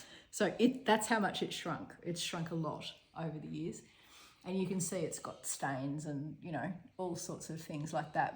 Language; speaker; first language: English; native; English